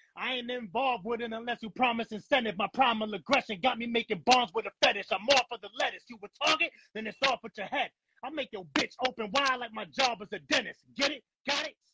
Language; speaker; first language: English; native; English